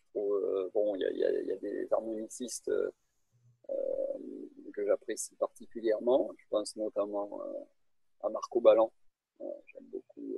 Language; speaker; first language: French; native; French